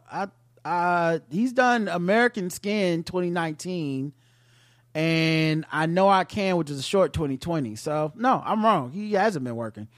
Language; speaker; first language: English; native; English